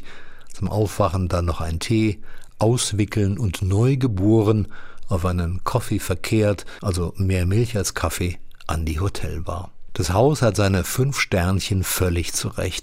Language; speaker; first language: German; native; German